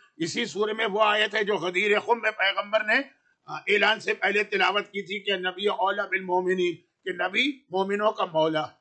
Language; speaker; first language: Urdu; native; Urdu